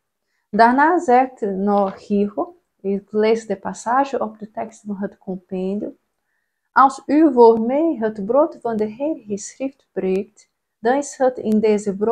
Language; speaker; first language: German; non-native, learner; Portuguese